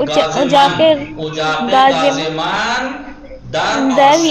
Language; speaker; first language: Persian; non-native, fluent; Urdu